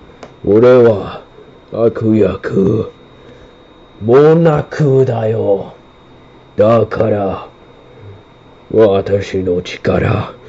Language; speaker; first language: Japanese; non-native, learner; English